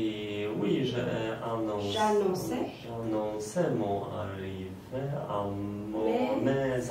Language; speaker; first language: French; non-native, learner; Polish